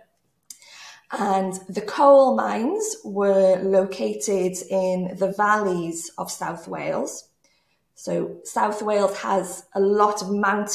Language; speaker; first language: English; native; English